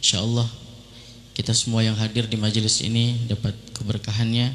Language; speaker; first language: Indonesian; native; Indonesian